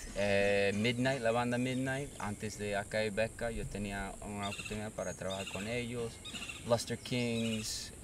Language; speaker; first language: Spanish; non-native, fluent; English